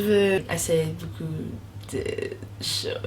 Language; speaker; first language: French; early bilingual, heritage; English